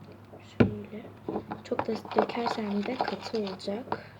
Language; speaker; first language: Turkish; native; Turkish